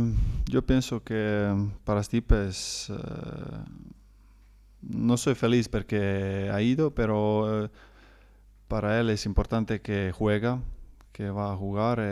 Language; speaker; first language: Spanish; non-native, learner; Croatian